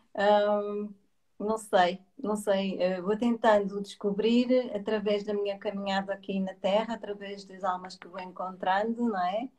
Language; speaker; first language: Portuguese; native; Portuguese